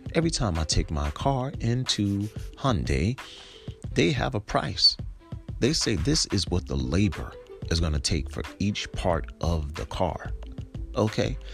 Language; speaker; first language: English; native; English